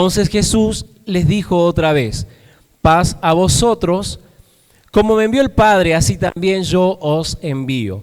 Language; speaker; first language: Spanish; native; Spanish